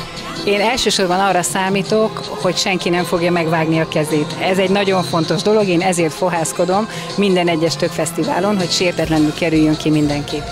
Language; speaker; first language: Hungarian; native; Hungarian